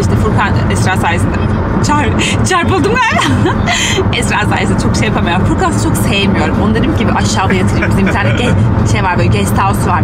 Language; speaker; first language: Turkish; native; Turkish